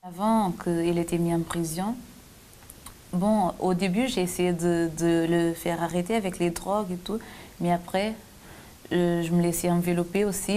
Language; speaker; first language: French; non-native, fluent; Portuguese